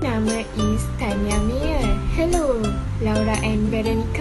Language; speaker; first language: German; non-native, learner; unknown